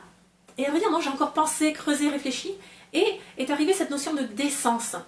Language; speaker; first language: French; native; French